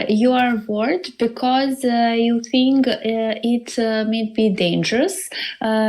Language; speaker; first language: English; non-native, learner; Serbian